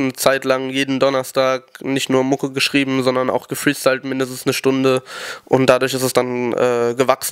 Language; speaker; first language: German; native; German